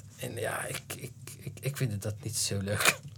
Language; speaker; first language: Dutch; non-native, learner; Arabic